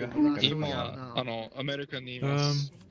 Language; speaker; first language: Japanese; non-native, learner; English